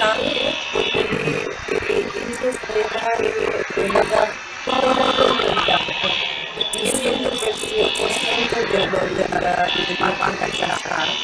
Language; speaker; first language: Spanish; non-native, learner; Italian